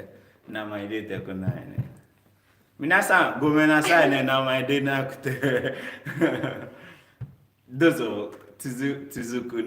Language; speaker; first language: Japanese; non-native, learner; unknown